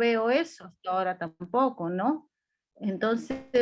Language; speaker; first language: Spanish; native; Spanish